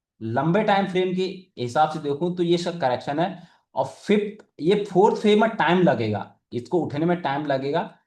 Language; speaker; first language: Hindi; native; Hindi